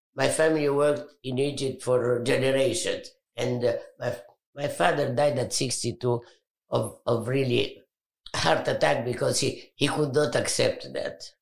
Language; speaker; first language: English; non-native, fluent; Arabic